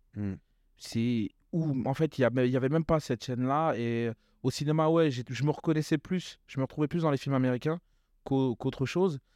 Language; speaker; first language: French; native; French